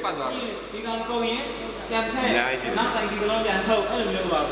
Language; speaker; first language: Burmese; native; Burmese